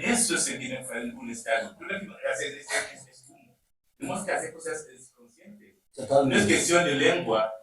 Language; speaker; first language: Spanish; non-native, learner; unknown